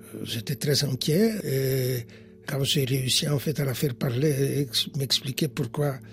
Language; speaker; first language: French; non-native, fluent; Polish